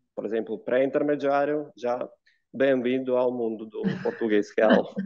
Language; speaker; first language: Portuguese; non-native, fluent; Russian